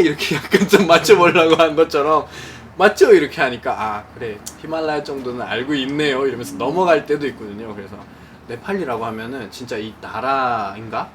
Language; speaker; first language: Korean; non-native, fluent; Nepali